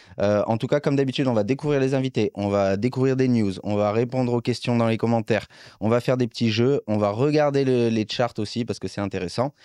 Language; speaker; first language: French; native; French